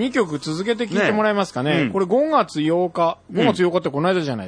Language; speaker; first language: Japanese; native; Japanese